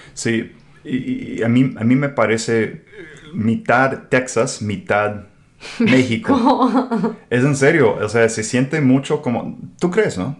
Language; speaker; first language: Spanish; non-native, fluent; English